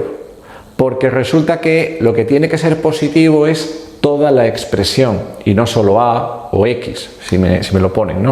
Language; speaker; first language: Spanish; native; Spanish